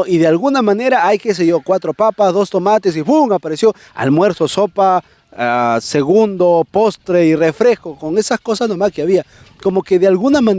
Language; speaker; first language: Spanish; native; Spanish